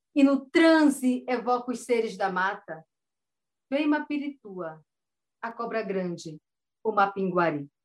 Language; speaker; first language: Portuguese; native; Portuguese